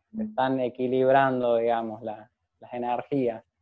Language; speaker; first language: Spanish; native; Spanish